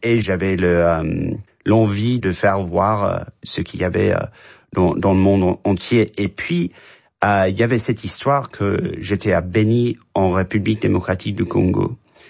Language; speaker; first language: French; non-native, fluent; English